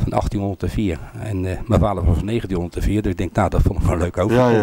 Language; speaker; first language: Dutch; native; Dutch